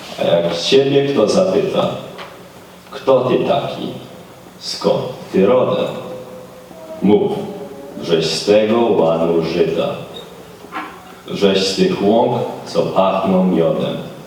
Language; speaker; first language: Polish; early bilingual, heritage; Polish